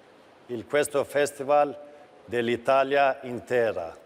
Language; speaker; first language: Italian; non-native, fluent; Swedish